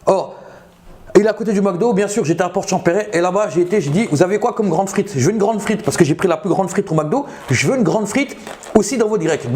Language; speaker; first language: French; native; French